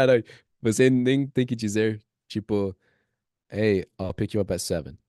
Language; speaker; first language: Portuguese; non-native, fluent; English